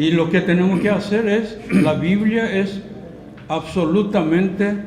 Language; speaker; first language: Spanish; non-native, fluent; Korean